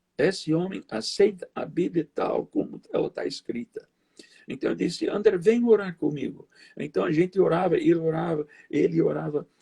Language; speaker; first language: Portuguese; non-native, fluent; English